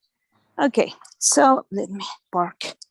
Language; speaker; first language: English; non-native, fluent; Spanish